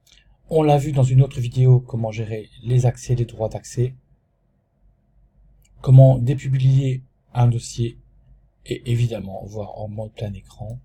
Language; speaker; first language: French; native; French